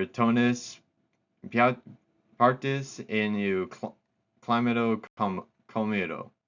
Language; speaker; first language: Spanish; non-native, learner; English